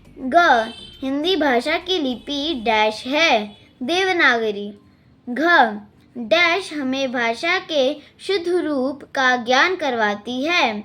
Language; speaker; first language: Hindi; non-native, local second language; Telugu